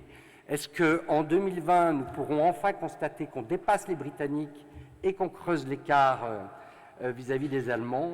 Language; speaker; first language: French; native; French